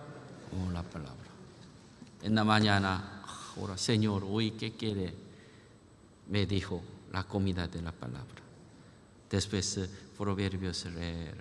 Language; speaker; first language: Spanish; non-native, learner; Korean